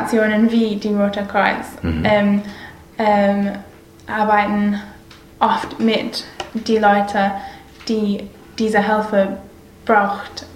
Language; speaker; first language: German; non-native, learner; English